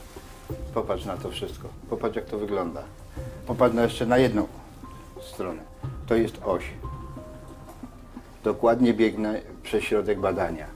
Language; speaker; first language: Polish; native; Polish